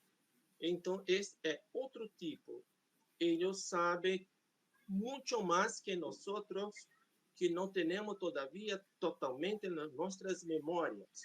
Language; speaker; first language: Spanish; non-native, fluent; Portuguese